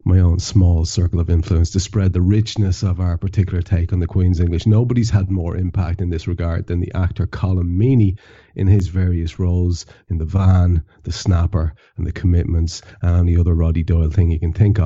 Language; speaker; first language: English; non-native, local second language; Irish